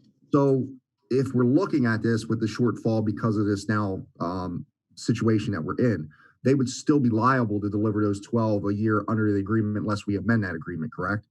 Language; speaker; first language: English; native; English